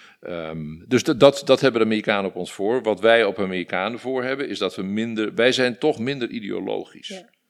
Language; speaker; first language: Dutch; native; Dutch